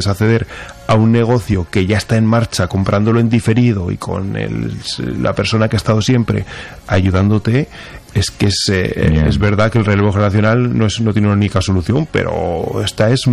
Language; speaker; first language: Spanish; native; Spanish